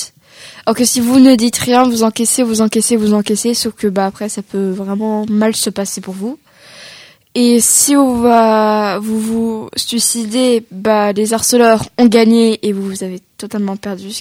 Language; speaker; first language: French; native; French